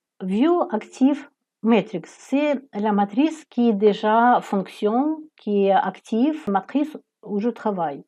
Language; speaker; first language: French; non-native, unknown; Ukrainian